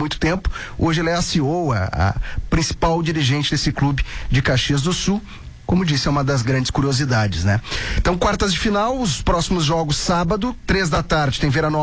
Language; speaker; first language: Portuguese; native; Portuguese